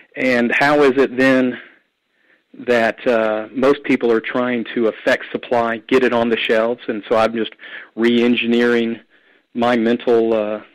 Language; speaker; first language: English; native; English